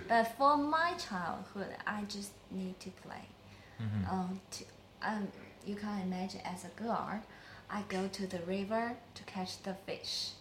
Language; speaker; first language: English; non-native, learner; Chinese